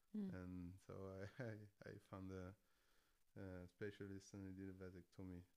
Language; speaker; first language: English; non-native, fluent; French